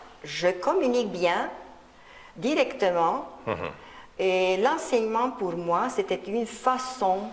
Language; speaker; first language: French; non-native, fluent; Romanian